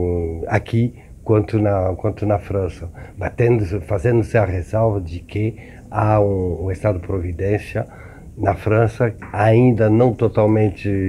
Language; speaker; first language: Portuguese; non-native, fluent; French